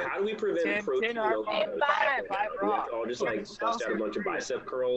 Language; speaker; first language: English; native; English